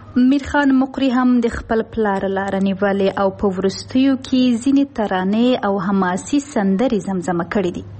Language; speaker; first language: Pashto; native; Pashto